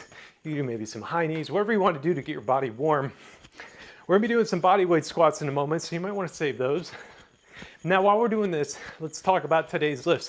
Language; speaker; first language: English; native; English